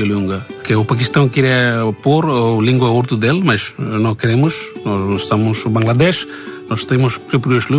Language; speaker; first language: Portuguese; non-native, learner; Bangla